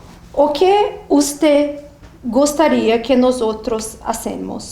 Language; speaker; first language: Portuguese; non-native, learner; Spanish